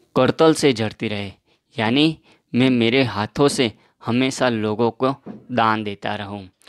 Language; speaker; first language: Hindi; non-native, local second language; Gujarati